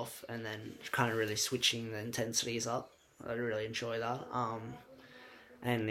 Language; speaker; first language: English; native; English